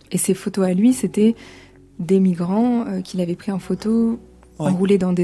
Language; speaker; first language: French; native; French